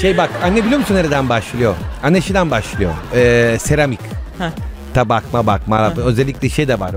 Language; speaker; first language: Turkish; non-native, learner; Italian